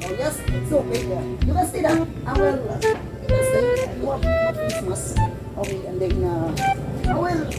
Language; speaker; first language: English; non-native, learner; Filipino